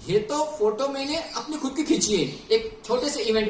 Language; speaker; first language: Hindi; non-native, local second language; Marathi